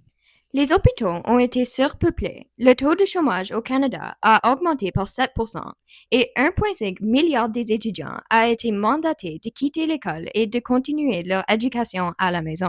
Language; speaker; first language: French; non-native, learner; English